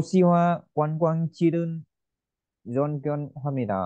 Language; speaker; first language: Korean; non-native, learner; Vietnamese